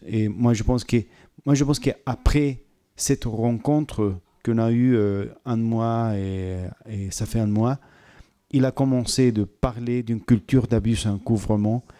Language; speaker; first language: French; non-native, fluent; Spanish